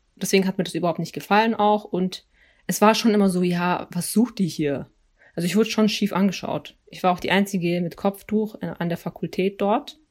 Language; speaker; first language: German; early bilingual, other home language; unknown